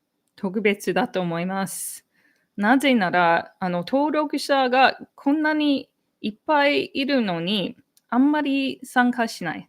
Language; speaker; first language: Japanese; non-native, fluent; English